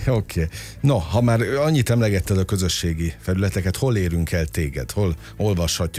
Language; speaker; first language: Hungarian; native; Hungarian